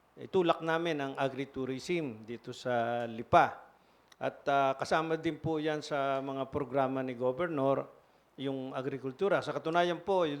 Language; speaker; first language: Filipino; native; Filipino